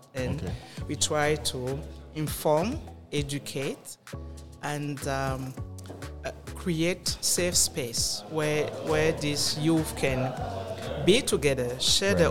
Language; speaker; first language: English; non-native, local second language; French